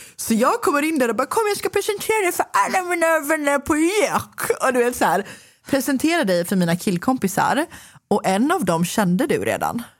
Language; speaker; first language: Swedish; native; Swedish